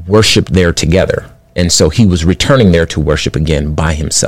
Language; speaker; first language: English; early bilingual, other home language; Spanish